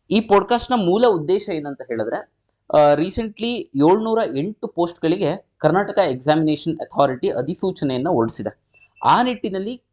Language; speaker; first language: Kannada; native; Kannada